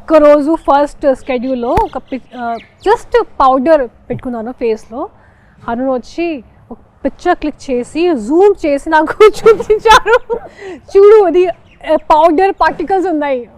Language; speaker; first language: Telugu; non-native, fluent; Hindi